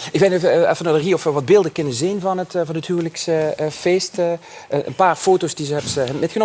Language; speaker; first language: Dutch; native; Dutch